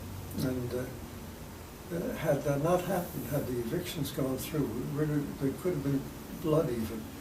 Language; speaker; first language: English; native; English